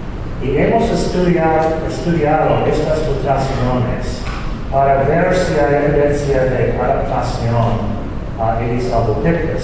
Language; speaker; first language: Spanish; non-native, fluent; English